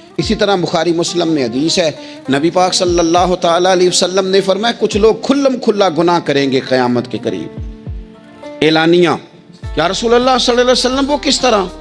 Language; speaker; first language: Urdu; non-native, local second language; Punjabi